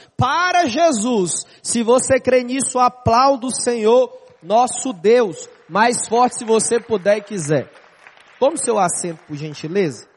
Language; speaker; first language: Portuguese; native; Portuguese